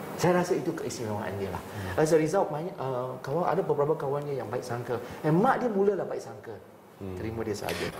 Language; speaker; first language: Malay; non-native, local second language; Chinese